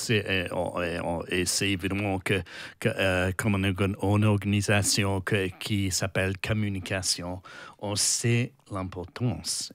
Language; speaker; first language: French; non-native, learner; English